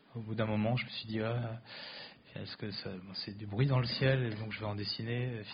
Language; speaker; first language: French; native; French